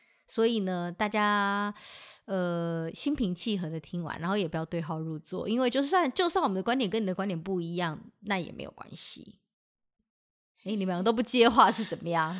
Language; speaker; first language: Chinese; native; Chinese